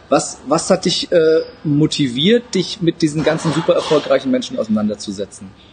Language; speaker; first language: German; native; German